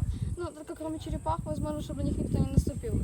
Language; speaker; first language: Russian; native; Russian